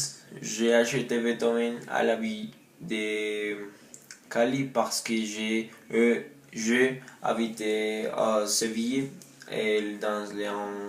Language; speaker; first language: French; non-native, learner; Spanish